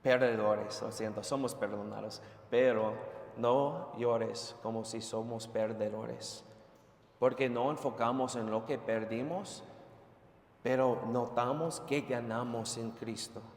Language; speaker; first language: Spanish; non-native, fluent; English